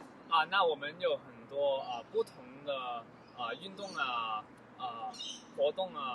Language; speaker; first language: Chinese; early bilingual, heritage; Chinese